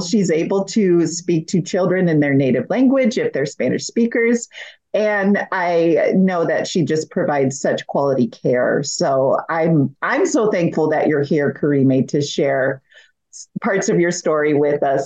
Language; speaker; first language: English; native; English